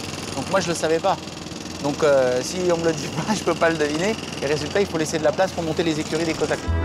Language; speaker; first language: French; native; French